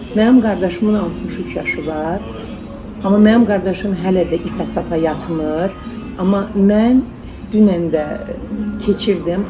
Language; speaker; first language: Azerbaijani; early bilingual, heritage; Azerbaijani